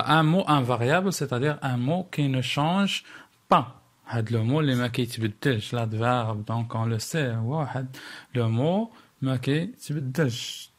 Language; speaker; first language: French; non-native, local second language; Arabic